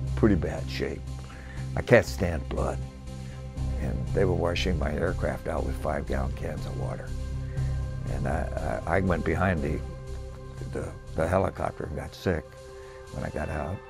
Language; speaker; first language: English; native; English